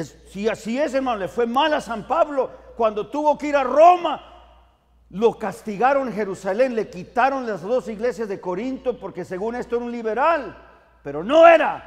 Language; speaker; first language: Spanish; early bilingual, heritage; Spanish